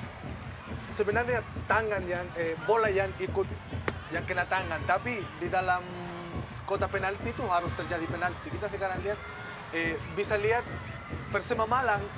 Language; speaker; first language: Indonesian; non-native, fluent; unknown